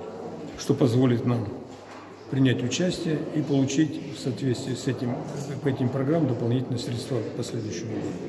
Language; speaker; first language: Russian; native; Russian